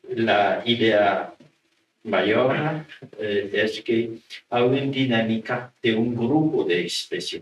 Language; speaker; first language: Spanish; non-native, learner; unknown